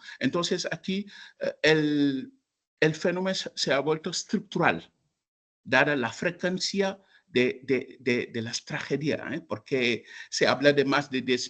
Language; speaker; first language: Spanish; non-native, fluent; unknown